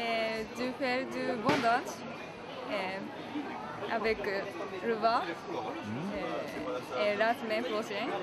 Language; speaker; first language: French; non-native, learner; Japanese